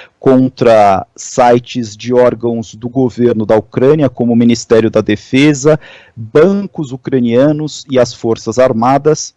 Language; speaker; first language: Portuguese; native; Portuguese